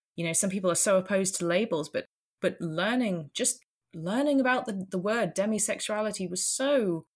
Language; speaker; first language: English; native; English